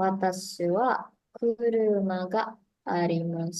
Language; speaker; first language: Japanese; non-native, learner; Indonesian